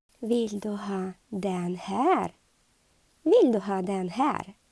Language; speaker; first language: Swedish; non-native, learner; Ukrainian